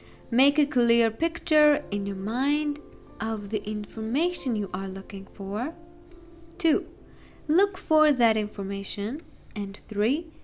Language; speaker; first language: English; non-native, fluent; Persian